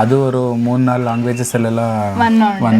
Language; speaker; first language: Malayalam; early bilingual, heritage; Malayalam